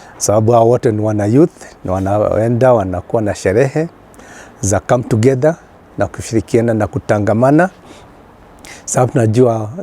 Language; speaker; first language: Swahili; non-native, local second language; Kikuyu